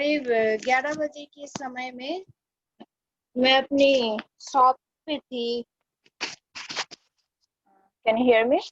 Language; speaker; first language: Hindi; non-native, fluent; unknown